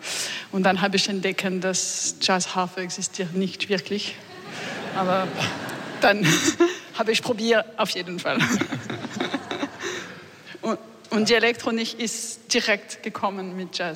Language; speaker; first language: German; non-native, learner; French